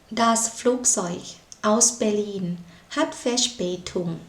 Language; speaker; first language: German; non-native, learner; Thai